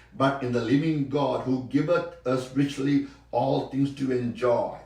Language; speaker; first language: English; non-native, local second language; Sinhala